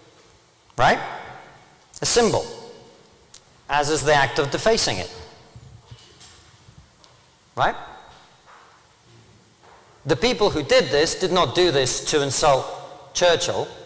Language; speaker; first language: English; early bilingual, other home language; Russian